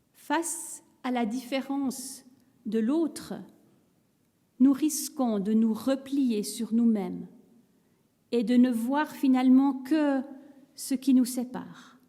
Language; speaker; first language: French; native; French